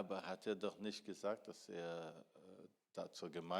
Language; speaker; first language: German; non-native, fluent; Portuguese